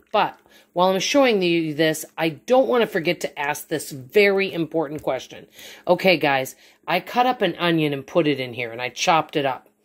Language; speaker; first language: English; native; English